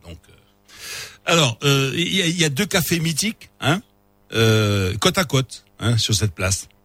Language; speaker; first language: French; non-native, local second language; Arabic